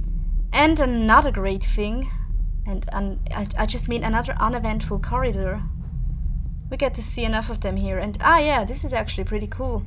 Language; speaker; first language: English; non-native, fluent; German